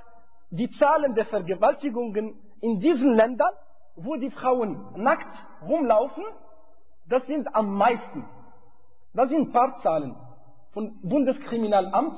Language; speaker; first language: German; non-native, fluent; Arabic